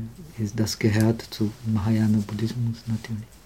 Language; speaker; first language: German; non-native, fluent; Czech